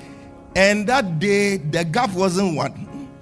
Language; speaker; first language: English; non-native, local second language; Akan